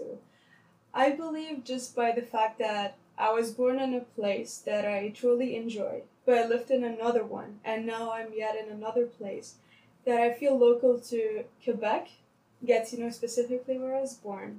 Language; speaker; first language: English; non-native, fluent; Arabic